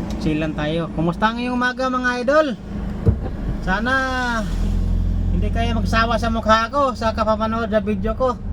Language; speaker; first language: Filipino; non-native, local second language; Cebuano